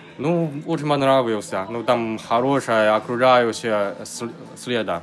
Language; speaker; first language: Russian; non-native, learner; Chinese